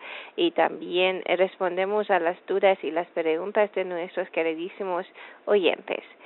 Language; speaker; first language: Spanish; non-native, fluent; Persian